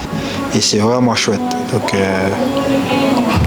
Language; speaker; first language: French; non-native, local second language; Haitian Creole